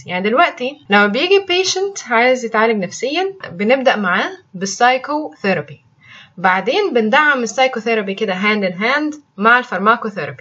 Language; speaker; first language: Arabic; native; Arabic